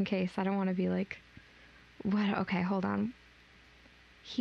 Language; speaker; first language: English; native; English